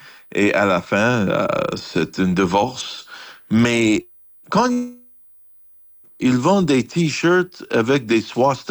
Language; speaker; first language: French; non-native, fluent; English